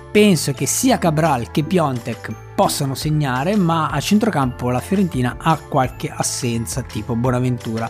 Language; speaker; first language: Italian; native; Italian